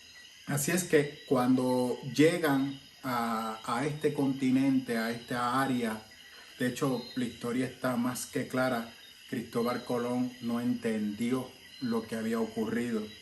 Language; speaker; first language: Spanish; native; Spanish